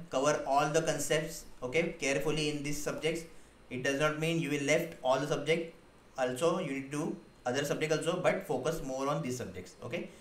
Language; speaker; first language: English; non-native, local second language; Hindi